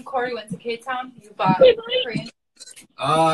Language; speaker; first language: English; native; English